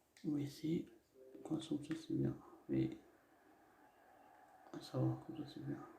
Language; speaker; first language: French; non-native, learner; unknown